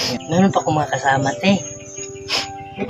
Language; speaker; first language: Filipino; non-native, local second language; Cebuano